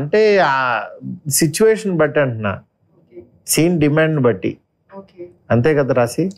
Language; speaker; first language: Telugu; native; Telugu